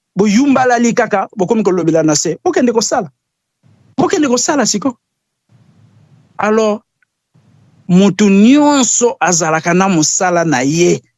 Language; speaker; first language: Lingala; non-native, local second language; Kongo